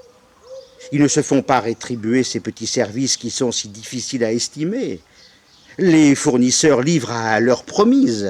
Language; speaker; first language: French; native; French